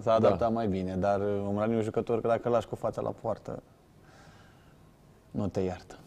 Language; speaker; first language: Romanian; native; Romanian